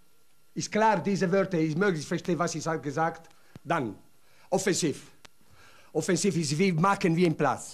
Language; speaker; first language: German; non-native, learner; Italian